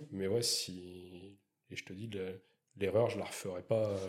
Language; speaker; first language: French; native; French